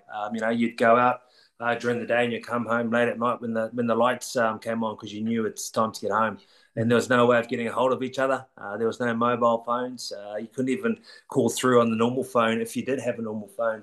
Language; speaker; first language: English; native; English